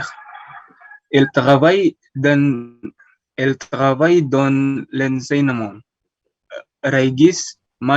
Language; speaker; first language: French; non-native, learner; Indonesian